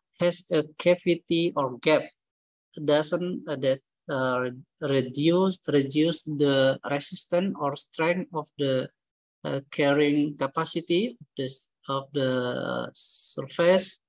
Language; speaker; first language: English; non-native, learner; Indonesian